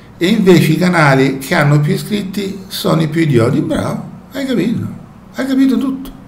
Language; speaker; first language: Italian; native; Italian